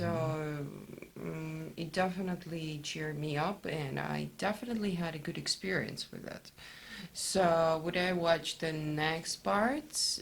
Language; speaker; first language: English; non-native, fluent; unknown